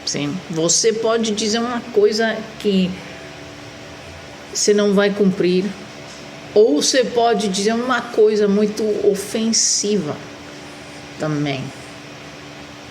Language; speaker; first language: Portuguese; non-native, fluent; Spanish